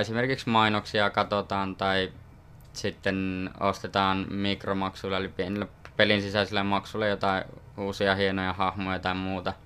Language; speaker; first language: Finnish; native; Finnish